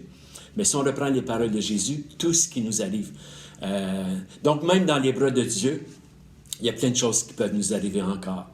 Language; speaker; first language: French; native; French